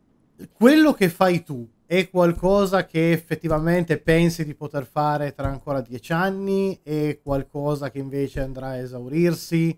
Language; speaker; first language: Italian; native; Italian